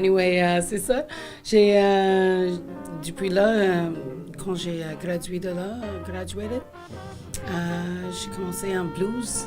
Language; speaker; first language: French; non-native, fluent; English